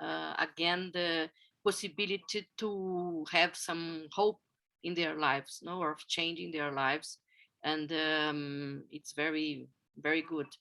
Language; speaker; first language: English; non-native, fluent; Portuguese